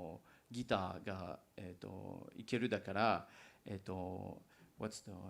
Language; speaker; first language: Japanese; non-native, learner; English